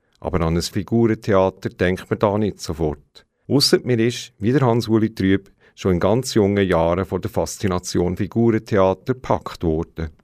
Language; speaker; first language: German; native; German